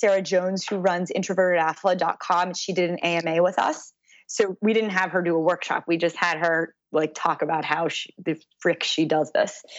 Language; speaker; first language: English; native; English